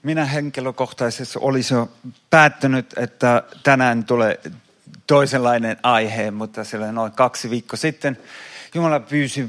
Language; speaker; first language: Finnish; non-native, fluent; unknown